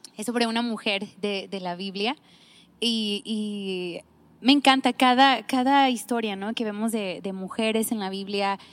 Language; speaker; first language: Spanish; native; Spanish